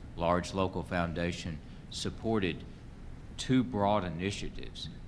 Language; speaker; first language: English; native; English